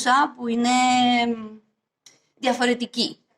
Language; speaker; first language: Greek; non-native, fluent; Spanish